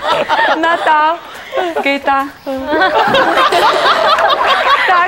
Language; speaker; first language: Chinese; non-native, learner; Russian